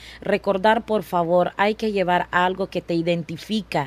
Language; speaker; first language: Spanish; non-native, local second language; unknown